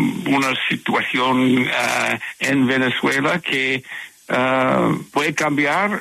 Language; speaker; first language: Spanish; non-native, fluent; English